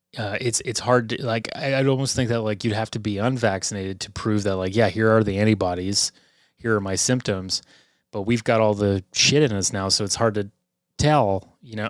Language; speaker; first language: English; native; English